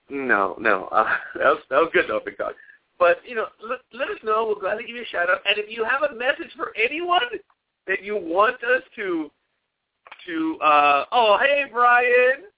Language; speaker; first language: English; native; English